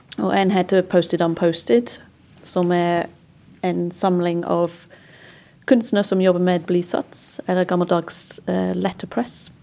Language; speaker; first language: Norwegian; non-native, fluent; English